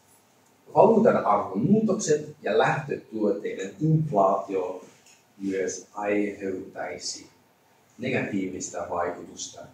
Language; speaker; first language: Finnish; non-native, learner; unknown